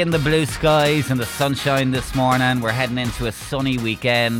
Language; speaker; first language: English; native; English